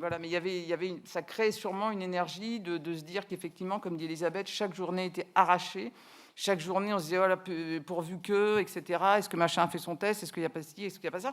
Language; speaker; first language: French; native; French